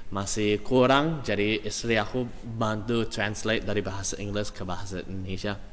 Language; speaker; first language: Indonesian; non-native, fluent; English